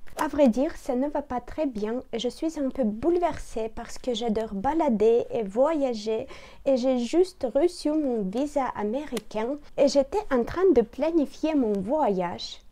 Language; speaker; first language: French; non-native, learner; Russian